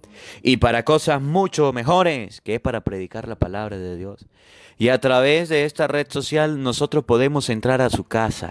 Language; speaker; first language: Spanish; native; Spanish